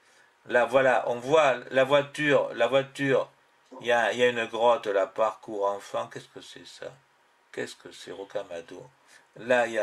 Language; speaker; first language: French; native; French